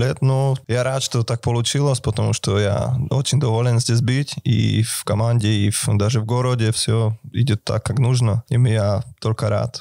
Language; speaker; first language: Russian; non-native, fluent; Slovak